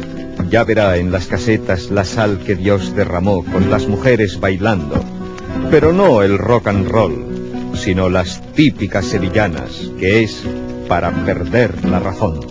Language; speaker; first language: Spanish; native; Spanish